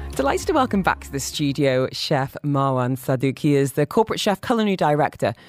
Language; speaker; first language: English; native; English